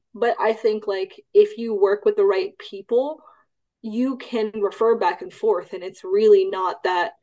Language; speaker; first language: English; early bilingual, other home language; Cantonese